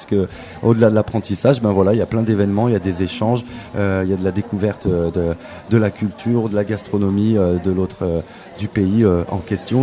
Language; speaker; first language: French; native; French